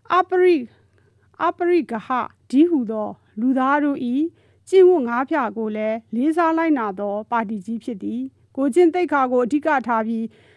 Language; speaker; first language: Burmese; non-native, local second language; Karen languages